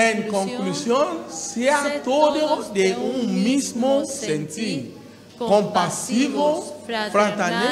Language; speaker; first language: Spanish; non-native, learner; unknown